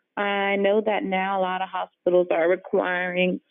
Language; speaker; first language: English; native; English